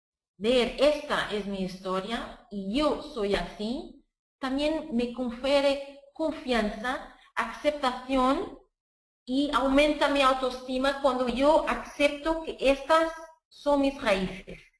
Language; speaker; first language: Spanish; non-native, fluent; Portuguese